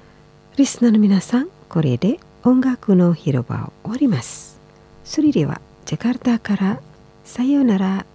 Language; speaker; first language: Japanese; non-native, fluent; Indonesian